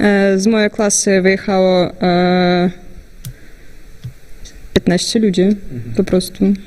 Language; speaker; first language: Polish; non-native, fluent; Russian